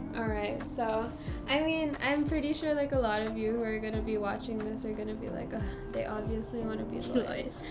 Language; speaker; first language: English; native; English